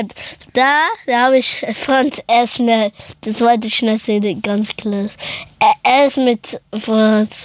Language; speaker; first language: German; early bilingual, other home language; Persian